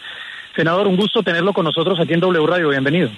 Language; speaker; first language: Spanish; native; Spanish